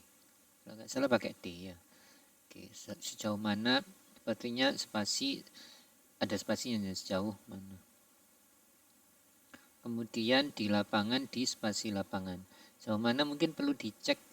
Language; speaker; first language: Indonesian; native; Indonesian